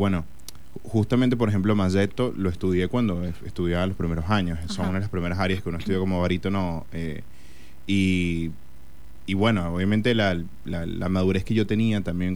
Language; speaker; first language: Spanish; native; Spanish